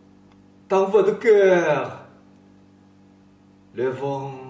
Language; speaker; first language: French; non-native, learner; Chinese